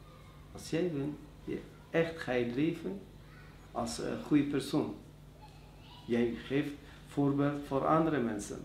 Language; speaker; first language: Dutch; non-native, learner; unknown